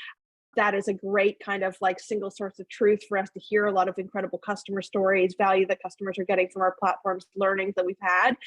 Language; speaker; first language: English; native; English